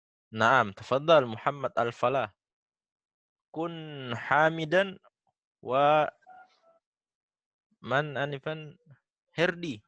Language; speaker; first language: Arabic; non-native, fluent; Indonesian